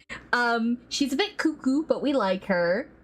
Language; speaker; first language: English; native; English